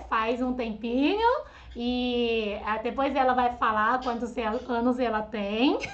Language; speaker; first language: Portuguese; non-native, fluent; Chinese